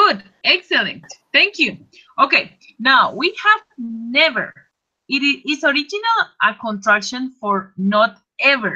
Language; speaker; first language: English; non-native, fluent; Spanish